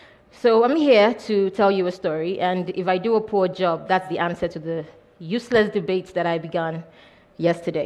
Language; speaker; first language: English; non-native, local second language; Igbo